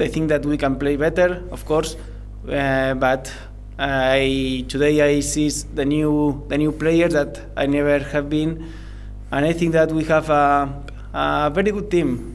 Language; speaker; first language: English; non-native, learner; Spanish